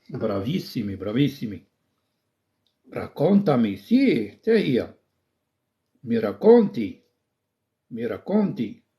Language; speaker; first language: Italian; non-native, fluent; Arabic